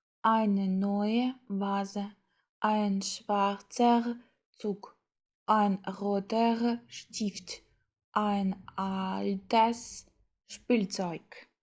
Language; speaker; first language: German; non-native, fluent; Ukrainian